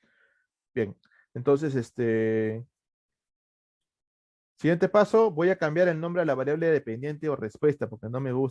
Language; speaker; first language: Spanish; native; Spanish